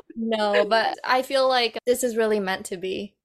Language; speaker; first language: English; native; English